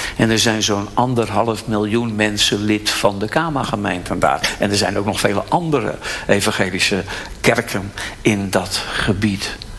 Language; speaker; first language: Dutch; native; Dutch